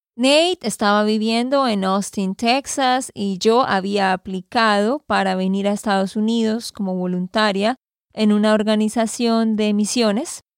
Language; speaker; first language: Spanish; native; Spanish